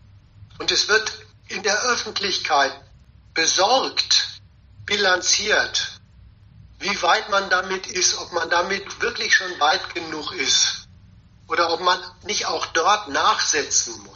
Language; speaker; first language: German; native; German